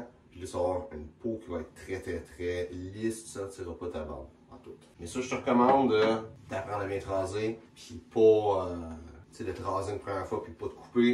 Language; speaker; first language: French; native; French